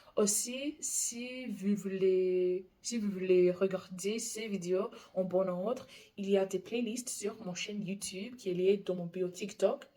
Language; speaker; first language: French; non-native, fluent; English